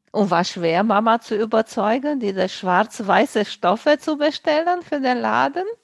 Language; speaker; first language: German; non-native, fluent; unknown